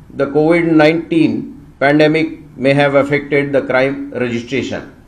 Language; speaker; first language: English; non-native, local second language; Marathi